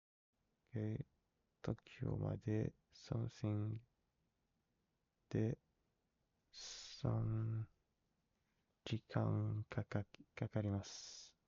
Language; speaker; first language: Japanese; non-native, learner; English